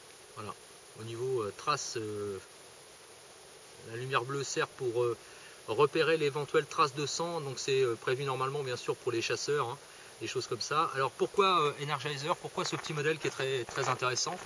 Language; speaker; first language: French; native; French